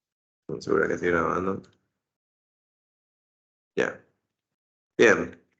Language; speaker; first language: Spanish; native; Spanish